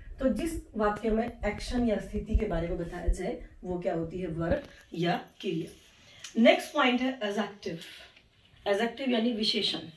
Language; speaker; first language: Hindi; native; Hindi